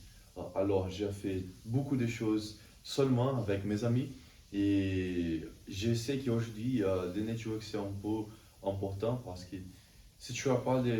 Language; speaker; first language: French; non-native, learner; Portuguese